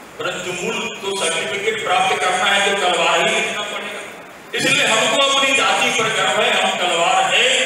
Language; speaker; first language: Hindi; native; Hindi